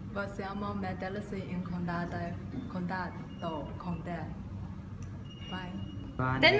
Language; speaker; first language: Italian; non-native, learner; Chinese